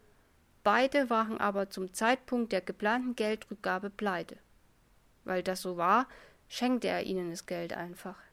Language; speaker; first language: German; native; German